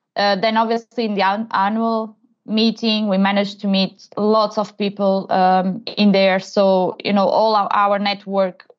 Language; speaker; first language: English; non-native, fluent; Portuguese